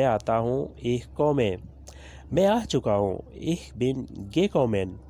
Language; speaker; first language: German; non-native, learner; Urdu